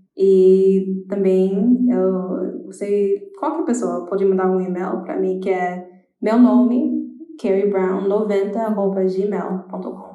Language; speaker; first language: Portuguese; non-native, fluent; English